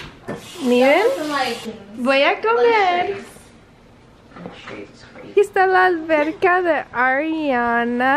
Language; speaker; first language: Spanish; early bilingual, heritage; Spanish